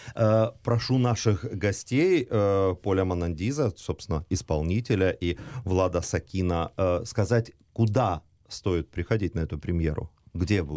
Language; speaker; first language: Russian; native; Russian